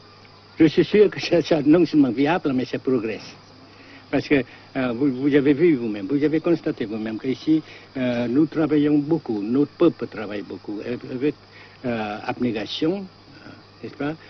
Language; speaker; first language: French; non-native, fluent; Vietnamese